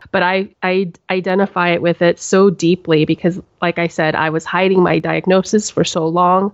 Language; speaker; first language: English; native; English